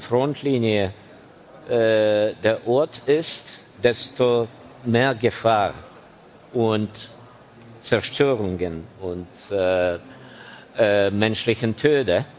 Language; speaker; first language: German; non-native, fluent; Ukrainian